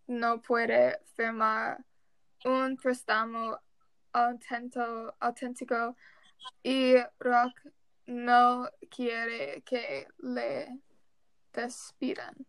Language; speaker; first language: Spanish; non-native, learner; English